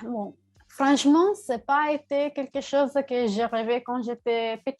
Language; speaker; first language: French; non-native, learner; Italian